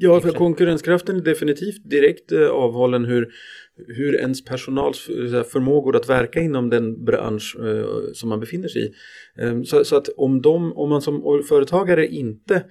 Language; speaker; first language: Swedish; native; Swedish